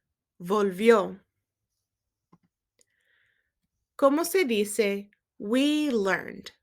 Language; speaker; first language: Spanish; non-native, learner; English